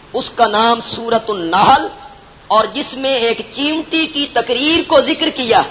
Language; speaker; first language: Urdu; non-native, local second language; Punjabi